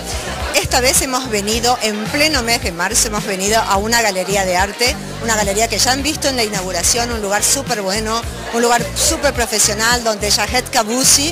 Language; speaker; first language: Spanish; native; Spanish